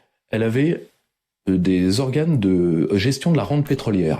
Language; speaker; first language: French; native; French